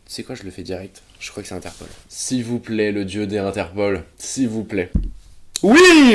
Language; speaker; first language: French; native; French